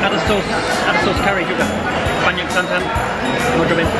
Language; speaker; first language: Indonesian; non-native, learner; English